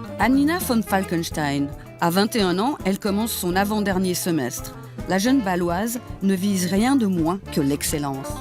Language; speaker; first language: French; native; French